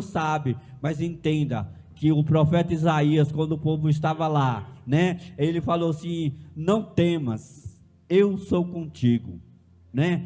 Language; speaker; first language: Portuguese; native; Portuguese